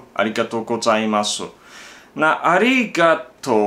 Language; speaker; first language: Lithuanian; non-native, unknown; Japanese